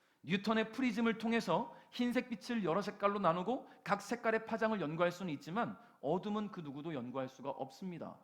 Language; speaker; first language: Korean; native; Korean